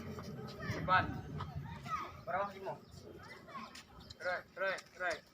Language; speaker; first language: Indonesian; non-native, local second language; Minangkabau